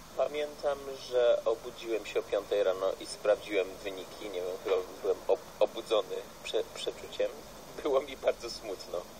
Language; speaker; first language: Polish; native; Polish